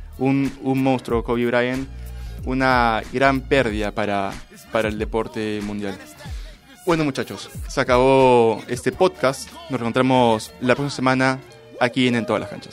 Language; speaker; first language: Spanish; native; Spanish